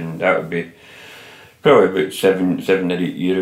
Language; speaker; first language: English; native; English